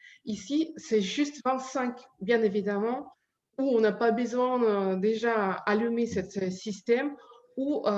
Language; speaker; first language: French; non-native, learner; Ukrainian